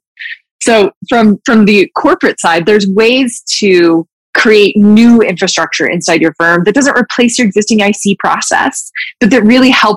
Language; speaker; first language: English; native; English